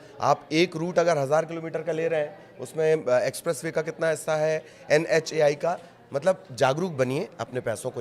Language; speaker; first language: Hindi; native; Hindi